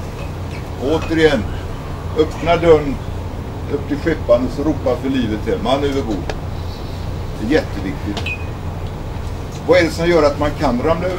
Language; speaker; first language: Swedish; native; Swedish